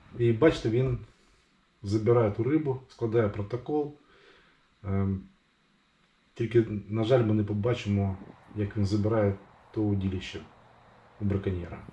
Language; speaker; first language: Ukrainian; non-native, local second language; Russian